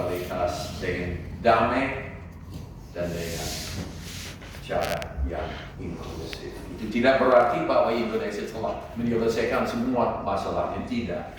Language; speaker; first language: Indonesian; non-native, fluent; English